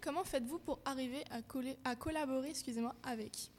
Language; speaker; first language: French; native; French